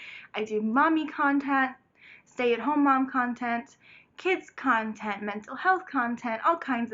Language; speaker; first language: English; native; English